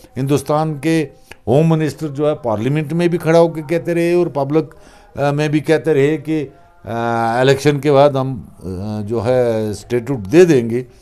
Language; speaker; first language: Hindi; non-native, local second language; Kashmiri